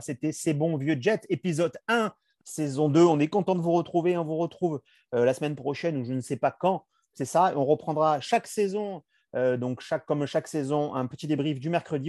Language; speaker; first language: French; native; French